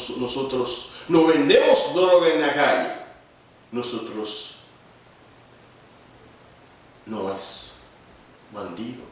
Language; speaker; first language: Spanish; non-native, learner; Haitian Creole